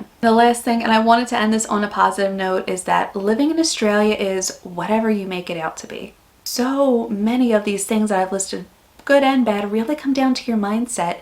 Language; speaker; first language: English; native; English